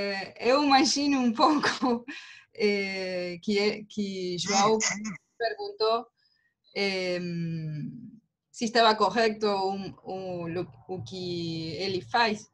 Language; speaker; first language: Portuguese; non-native, learner; Spanish